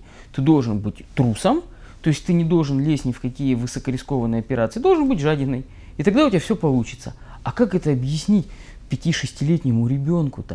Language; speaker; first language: Russian; native; Russian